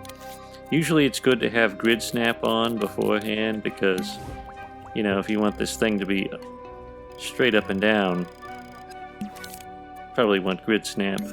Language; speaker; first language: English; native; English